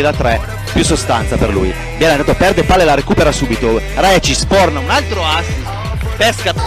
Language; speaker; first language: Italian; native; Italian